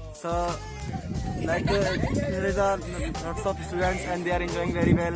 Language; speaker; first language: English; non-native, learner; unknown